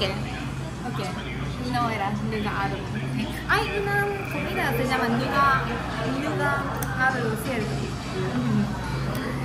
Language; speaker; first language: Spanish; non-native, learner; Japanese